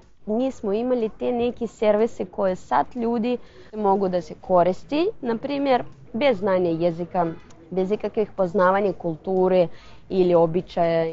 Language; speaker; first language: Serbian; non-native, fluent; Russian